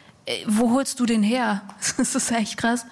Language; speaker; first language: German; native; German